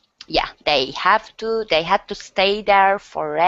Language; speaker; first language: English; non-native, learner; Turkish